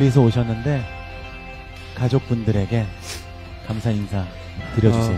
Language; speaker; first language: Korean; native; Korean